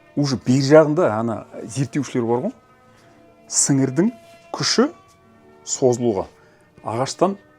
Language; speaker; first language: Kazakh; native; Kazakh